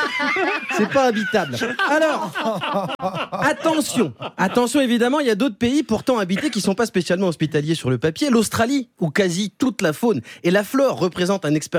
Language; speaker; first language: French; native; French